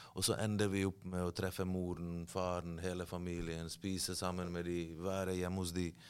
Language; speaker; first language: Norwegian; early bilingual, other home language; Bosnian